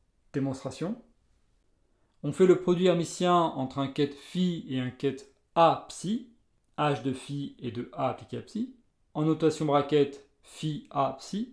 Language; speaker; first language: French; native; French